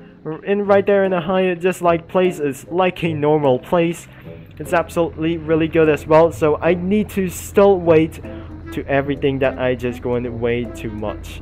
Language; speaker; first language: English; non-native, learner; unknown